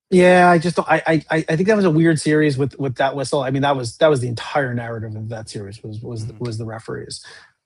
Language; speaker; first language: English; native; English